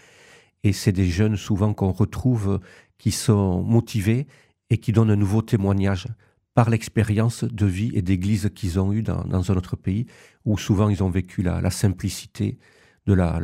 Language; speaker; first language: French; native; French